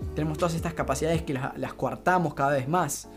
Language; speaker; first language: Spanish; native; Spanish